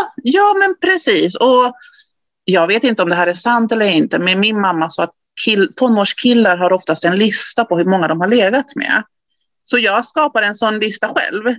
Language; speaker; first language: Swedish; early bilingual, other home language; Spanish